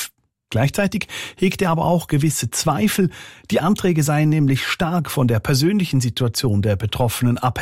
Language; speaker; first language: German; native; German